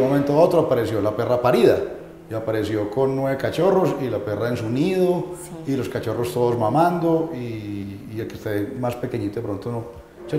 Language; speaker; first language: Spanish; native; Spanish